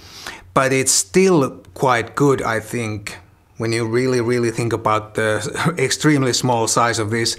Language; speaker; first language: English; non-native, fluent; Finnish